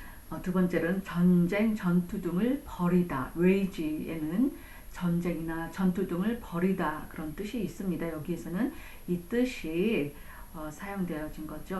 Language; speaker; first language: Korean; native; Korean